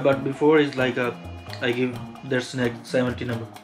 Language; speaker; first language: English; non-native, learner; Urdu